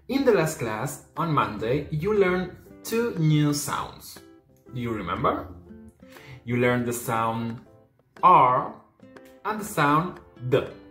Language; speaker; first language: English; non-native, fluent; Spanish